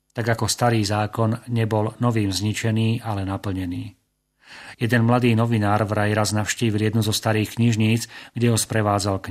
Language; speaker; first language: Slovak; native; Slovak